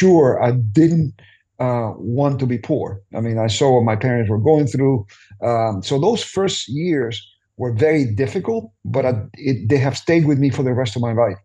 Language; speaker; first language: English; non-native, fluent; Spanish